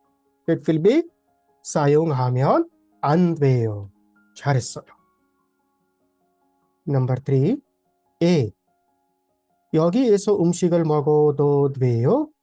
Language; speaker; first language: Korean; non-native, fluent; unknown